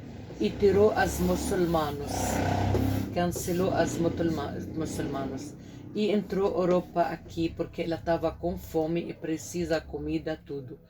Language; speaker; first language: Portuguese; non-native, fluent; Arabic